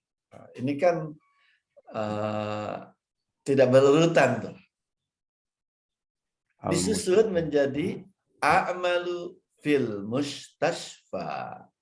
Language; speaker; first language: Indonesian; native; Indonesian